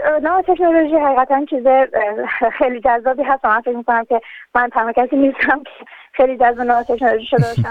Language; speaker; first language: Persian; native; Persian